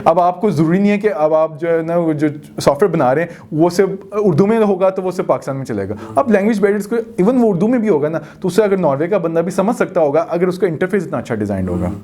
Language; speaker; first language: Urdu; non-native, local second language; Punjabi